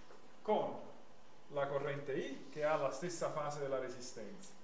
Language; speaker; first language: Italian; native; Italian